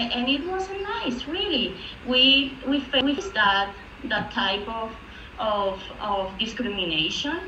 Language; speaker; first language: English; non-native, fluent; Spanish